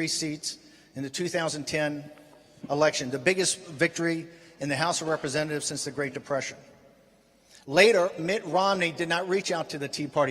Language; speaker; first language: English; native; English